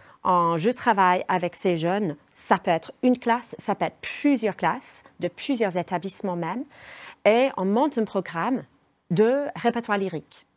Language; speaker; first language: French; non-native, fluent; English